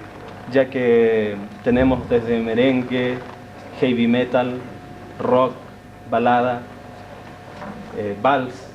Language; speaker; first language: Spanish; native; Spanish